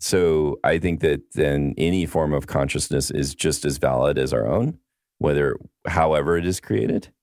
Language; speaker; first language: English; native; English